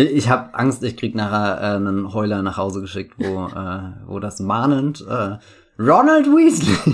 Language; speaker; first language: German; native; German